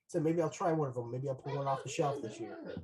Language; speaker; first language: English; native; English